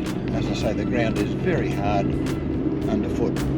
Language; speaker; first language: English; native; English